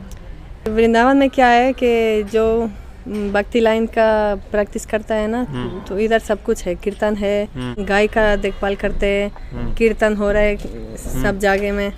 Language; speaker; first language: Hindi; non-native, fluent; Spanish